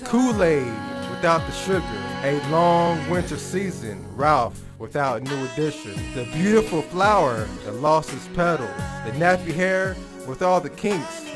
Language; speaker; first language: English; native; English